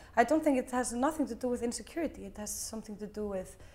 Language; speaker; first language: English; non-native, fluent; Icelandic